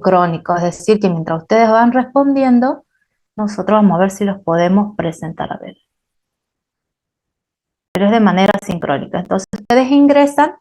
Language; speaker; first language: Spanish; native; Spanish